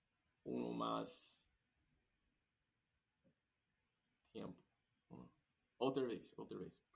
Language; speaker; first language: Spanish; non-native, learner; English